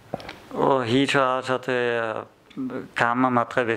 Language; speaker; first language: Nepali; non-native, learner; German